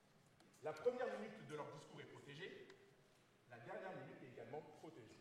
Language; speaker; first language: French; native; French